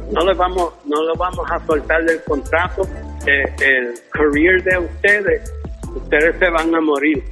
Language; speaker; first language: Spanish; early bilingual, heritage; Spanish